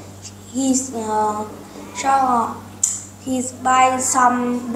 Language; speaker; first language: English; non-native, learner; Vietnamese